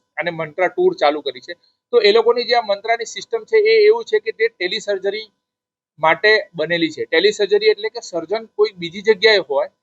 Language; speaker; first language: Gujarati; native; Gujarati